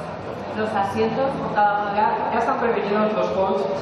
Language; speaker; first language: Spanish; native; Spanish